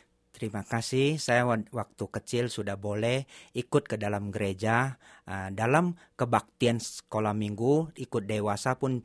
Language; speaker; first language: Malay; non-native, local second language; Chinese